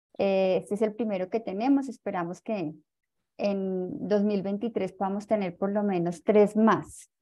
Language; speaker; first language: Spanish; native; Spanish